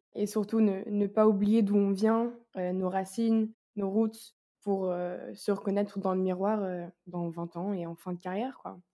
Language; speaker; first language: French; native; French